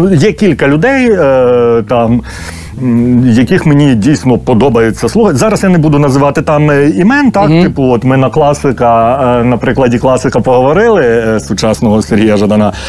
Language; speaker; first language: Ukrainian; native; Ukrainian